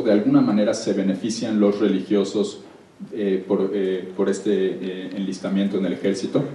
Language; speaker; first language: Spanish; native; Spanish